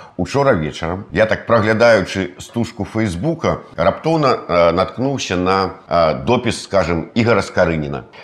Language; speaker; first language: Belarusian; native; Belarusian